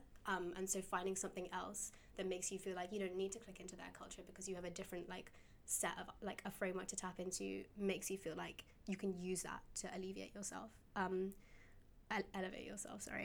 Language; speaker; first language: English; native; English